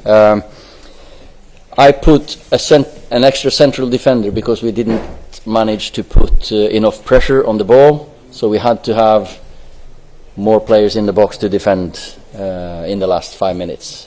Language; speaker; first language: English; non-native, fluent; Norwegian